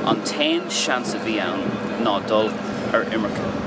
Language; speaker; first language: Irish; non-native, local second language; English